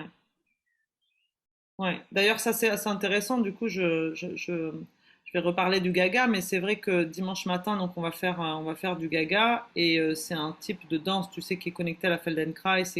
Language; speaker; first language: French; native; French